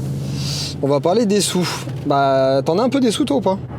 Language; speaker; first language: French; native; French